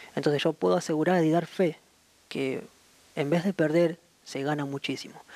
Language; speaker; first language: Spanish; native; Spanish